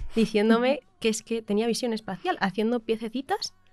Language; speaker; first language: Spanish; native; Spanish